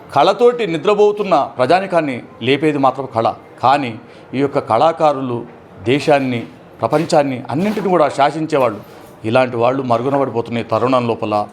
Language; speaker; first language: Telugu; native; Telugu